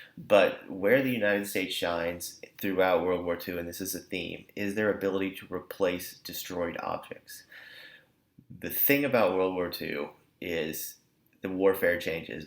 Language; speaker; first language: English; native; English